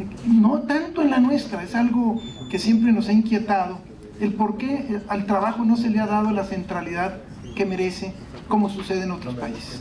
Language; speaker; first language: Spanish; native; Spanish